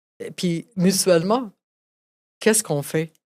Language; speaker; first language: French; native; French